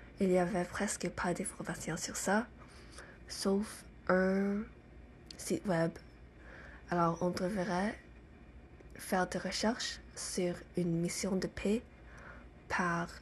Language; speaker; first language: French; non-native, learner; English